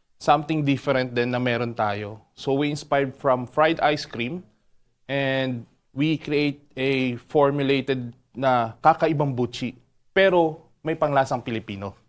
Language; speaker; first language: Filipino; native; Filipino